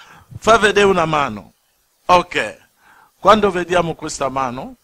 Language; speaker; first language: Italian; non-native, learner; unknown